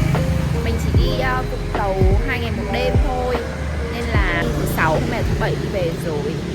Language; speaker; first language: Vietnamese; native; Vietnamese